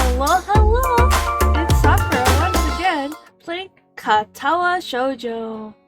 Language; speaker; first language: English; native; English